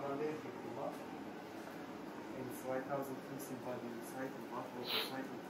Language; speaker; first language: German; non-native, learner; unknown